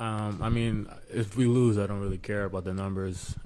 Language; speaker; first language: English; native; English